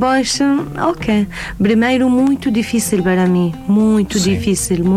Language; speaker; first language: Portuguese; non-native, learner; Arabic